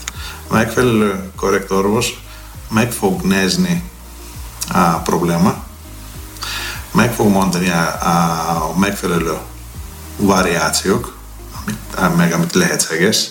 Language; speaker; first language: Hungarian; non-native, fluent; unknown